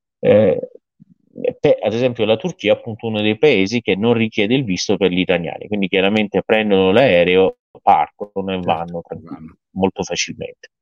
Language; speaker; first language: Italian; non-native, fluent; Persian